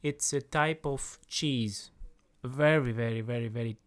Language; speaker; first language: English; non-native, fluent; Greek